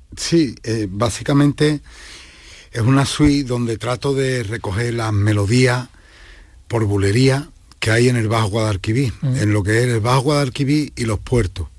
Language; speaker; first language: Spanish; native; Spanish